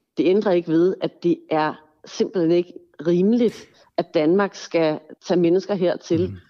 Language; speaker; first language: Danish; native; Danish